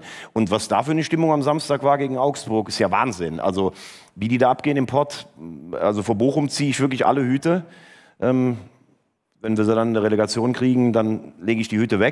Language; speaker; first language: German; native; German